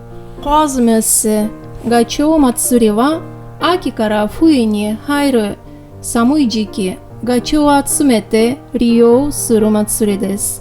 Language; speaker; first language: Japanese; non-native, fluent; Tatar